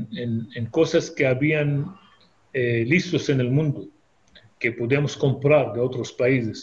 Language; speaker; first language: Spanish; non-native, fluent; Hebrew